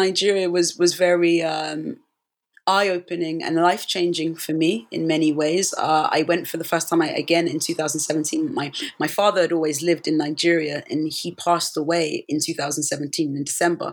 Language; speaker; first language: English; native; English